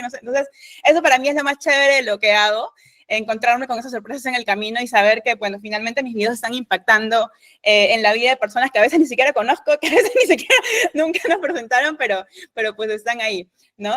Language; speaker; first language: Spanish; native; Spanish